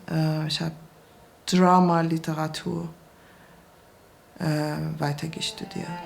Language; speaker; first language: German; non-native, learner; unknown